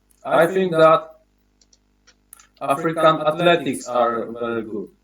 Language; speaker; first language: English; non-native, learner; Polish